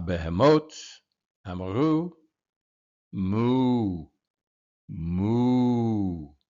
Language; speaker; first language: Hebrew; non-native, fluent; English